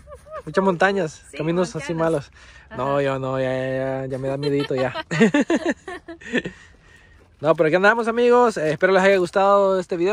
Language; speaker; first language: Spanish; native; Spanish